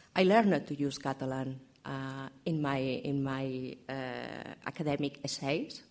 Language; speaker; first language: English; non-native, learner; Catalan